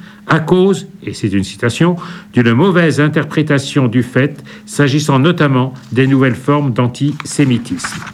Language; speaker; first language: French; native; French